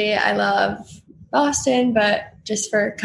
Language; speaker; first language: English; native; English